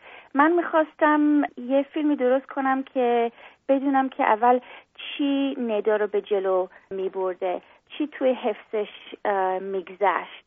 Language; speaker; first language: Persian; early bilingual, heritage; English